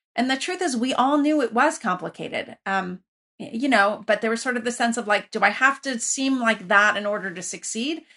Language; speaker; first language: English; early bilingual, other home language; Persian